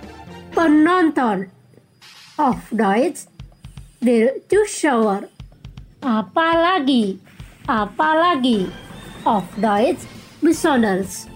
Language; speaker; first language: German; non-native, fluent; Indonesian